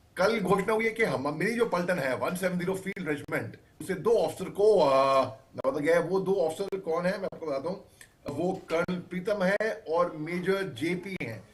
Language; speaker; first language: Hindi; native; Hindi